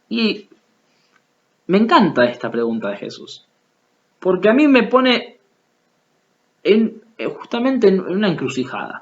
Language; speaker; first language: Spanish; native; Spanish